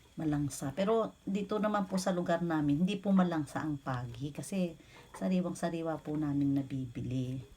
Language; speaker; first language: Filipino; non-native, local second language; Bikol